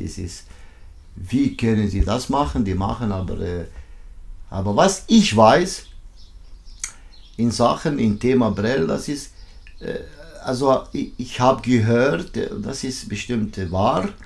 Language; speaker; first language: German; non-native, learner; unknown